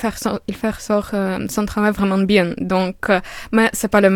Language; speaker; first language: French; non-native, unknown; Ukrainian